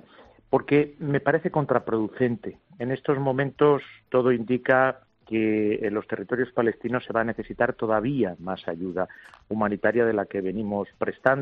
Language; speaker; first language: Spanish; native; Spanish